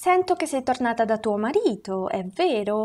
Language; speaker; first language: Italian; non-native, fluent; Russian